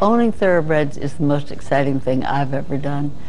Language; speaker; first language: English; native; English